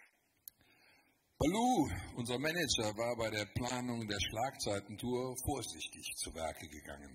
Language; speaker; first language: German; native; German